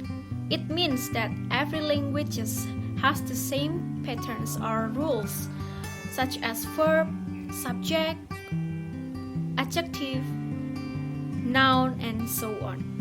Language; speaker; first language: English; non-native, learner; Indonesian